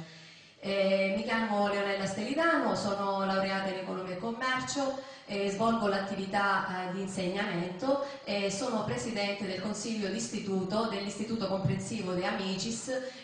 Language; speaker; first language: Italian; native; Italian